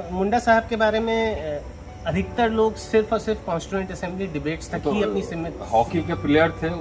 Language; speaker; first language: Hindi; native; Hindi